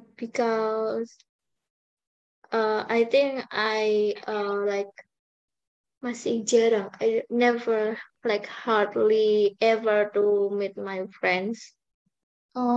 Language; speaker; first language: English; non-native, learner; Indonesian